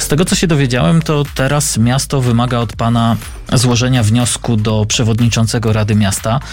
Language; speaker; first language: Polish; native; Polish